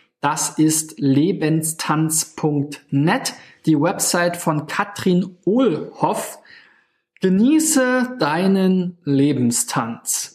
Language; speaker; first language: German; native; German